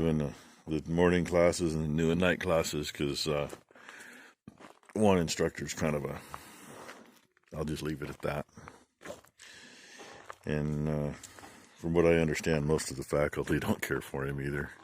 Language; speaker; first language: English; native; English